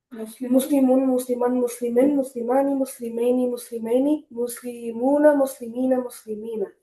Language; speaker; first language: Arabic; non-native, learner; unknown